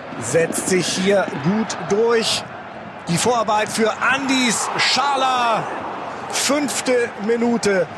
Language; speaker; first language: German; native; German